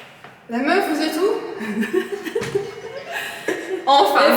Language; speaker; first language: French; non-native, fluent; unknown